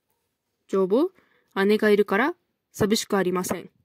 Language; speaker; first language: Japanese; non-native, fluent; Kyrgyz